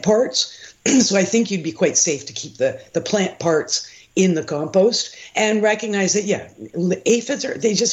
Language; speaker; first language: English; native; English